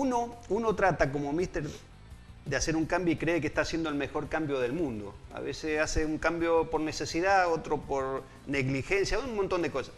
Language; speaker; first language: Spanish; native; Spanish